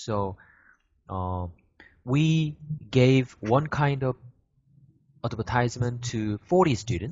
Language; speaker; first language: English; non-native, learner; Korean